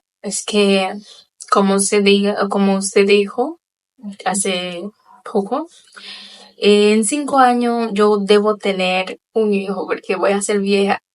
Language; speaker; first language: Spanish; non-native, local second language; Haitian Creole